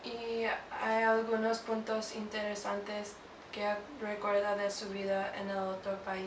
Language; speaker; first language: Spanish; non-native, learner; English